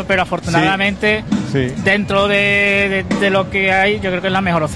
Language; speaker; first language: Spanish; native; Spanish